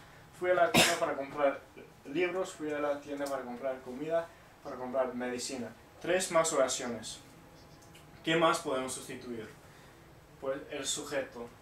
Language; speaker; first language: Spanish; non-native, fluent; English